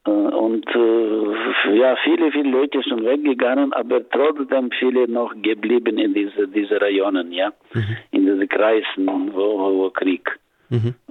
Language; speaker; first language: German; non-native, learner; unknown